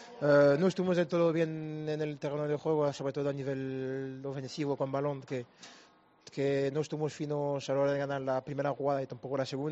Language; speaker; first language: Spanish; native; Spanish